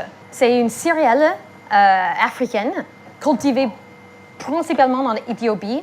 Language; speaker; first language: French; non-native, fluent; English